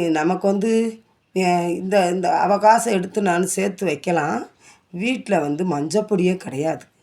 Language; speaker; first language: Tamil; native; Tamil